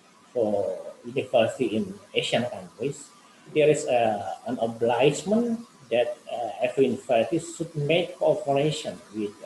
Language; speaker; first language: English; non-native, learner; Indonesian